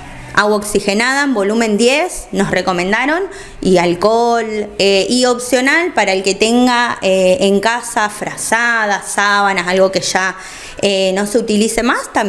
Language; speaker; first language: Spanish; native; Spanish